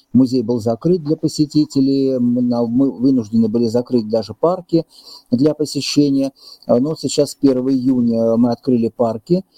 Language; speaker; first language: Russian; native; Russian